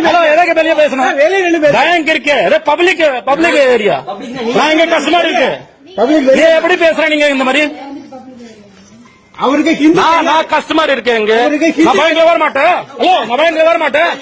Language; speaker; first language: Tamil; non-native, learner; Hindi